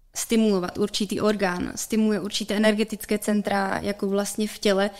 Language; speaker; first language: Czech; native; Czech